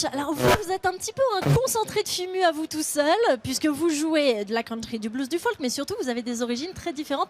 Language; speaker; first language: French; native; French